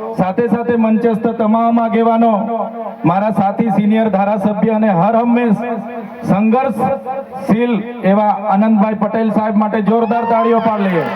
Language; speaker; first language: Gujarati; non-native, local second language; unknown